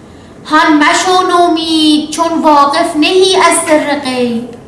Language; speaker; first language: Persian; native; Persian